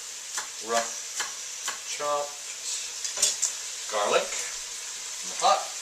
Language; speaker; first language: English; native; English